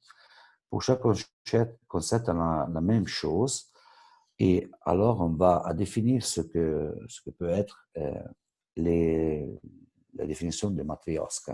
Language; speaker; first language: French; non-native, local second language; Italian